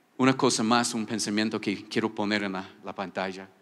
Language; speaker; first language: Spanish; non-native, fluent; English